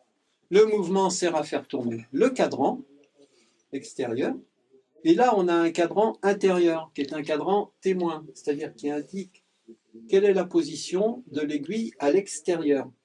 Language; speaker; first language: French; native; French